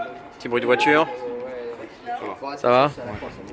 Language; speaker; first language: French; native; French